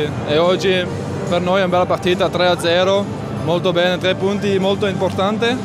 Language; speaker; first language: Italian; non-native, learner; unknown